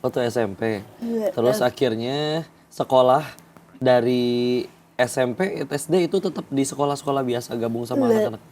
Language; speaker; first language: Indonesian; native; Indonesian